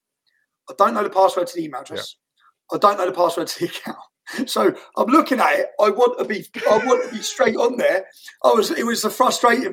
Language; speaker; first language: English; native; English